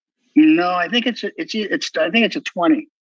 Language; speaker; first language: English; native; English